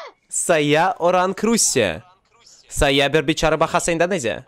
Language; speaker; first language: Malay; non-native, learner; Russian